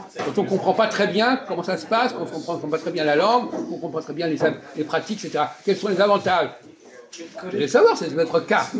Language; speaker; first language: French; native; French